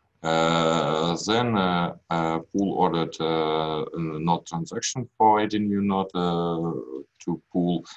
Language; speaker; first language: English; non-native, learner; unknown